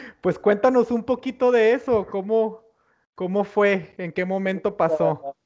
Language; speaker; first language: Spanish; native; Spanish